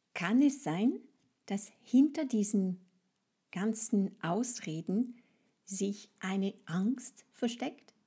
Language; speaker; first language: German; non-native, fluent; French